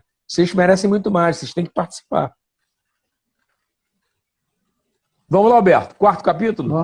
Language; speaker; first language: Portuguese; native; Portuguese